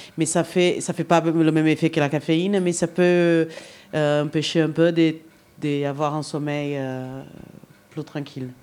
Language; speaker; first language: French; non-native, fluent; Portuguese